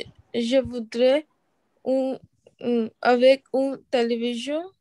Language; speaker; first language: French; non-native, learner; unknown